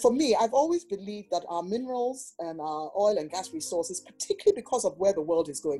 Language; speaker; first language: English; non-native, local second language; Akan